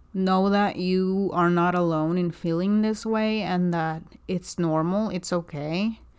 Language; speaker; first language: English; non-native, fluent; Spanish